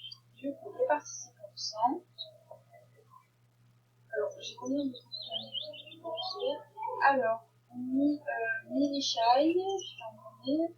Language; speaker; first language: French; native; French